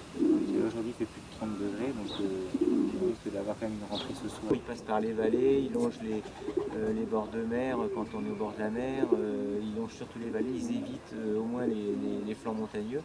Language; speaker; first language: French; native; French